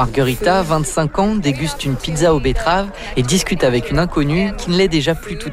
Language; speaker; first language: French; native; French